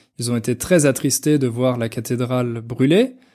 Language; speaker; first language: French; native; French